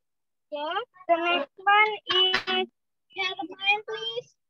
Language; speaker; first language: English; non-native, learner; Indonesian